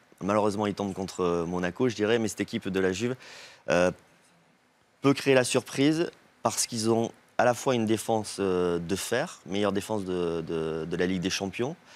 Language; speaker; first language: French; native; French